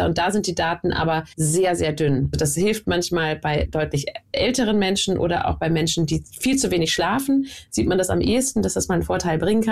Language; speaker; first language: German; native; German